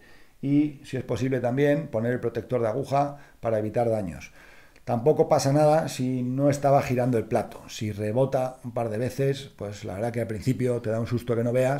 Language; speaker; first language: Spanish; native; Spanish